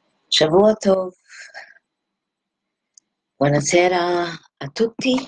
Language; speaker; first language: Italian; non-native, fluent; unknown